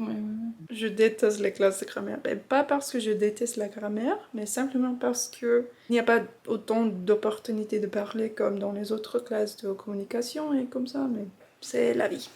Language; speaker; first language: French; non-native, fluent; English